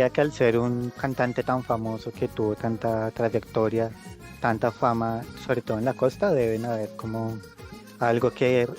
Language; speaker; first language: Spanish; native; Spanish